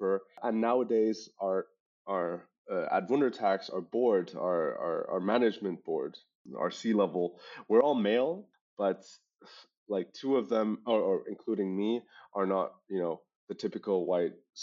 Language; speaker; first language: English; non-native, local second language; German